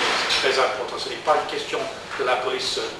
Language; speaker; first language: French; non-native, learner; English